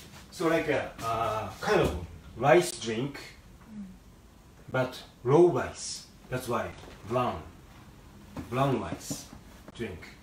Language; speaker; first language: English; non-native, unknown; Japanese